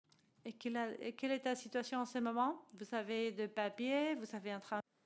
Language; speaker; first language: French; non-native, fluent; Spanish